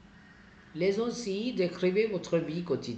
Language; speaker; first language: French; non-native, fluent; Tamil